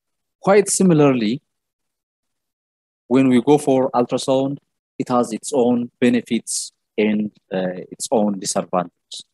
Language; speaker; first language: English; non-native, local second language; Amharic